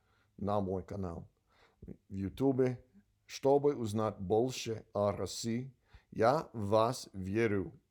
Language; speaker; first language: Russian; non-native, learner; English